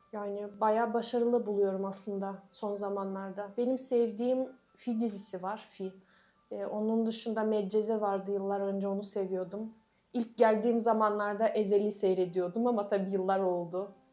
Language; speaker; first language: Turkish; non-native, fluent; Russian